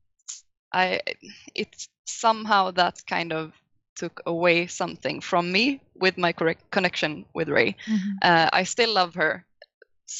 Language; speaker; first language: English; non-native, fluent; Swedish